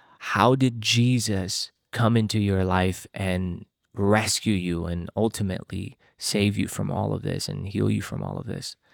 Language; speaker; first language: English; native; English